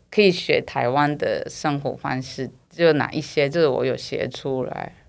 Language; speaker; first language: Chinese; non-native, fluent; Japanese